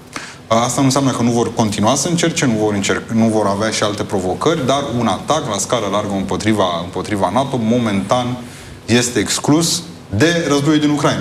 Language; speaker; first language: Romanian; native; Romanian